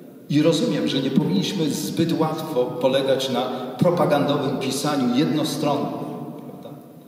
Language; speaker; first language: Polish; native; Polish